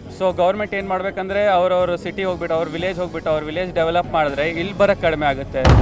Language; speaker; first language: Kannada; native; Kannada